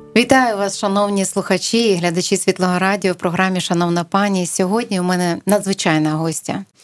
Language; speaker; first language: Ukrainian; native; Ukrainian